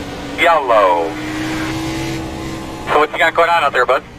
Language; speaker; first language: English; native; English